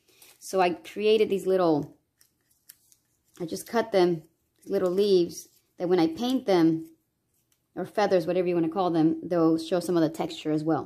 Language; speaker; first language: English; native; English